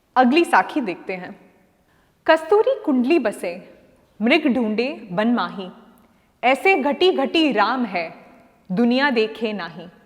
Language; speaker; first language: Hindi; non-native, local second language; Malayalam